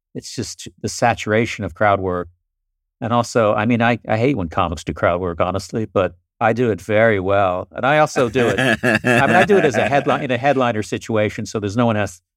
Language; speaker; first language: English; native; English